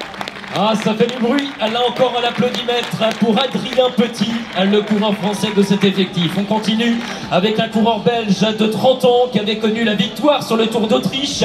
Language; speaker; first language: French; native; French